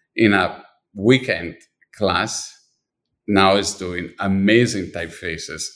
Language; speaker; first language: English; non-native, fluent; Italian